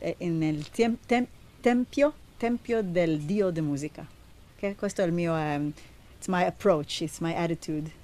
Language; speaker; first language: Italian; non-native, learner; Hebrew